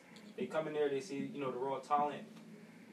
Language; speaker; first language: English; native; English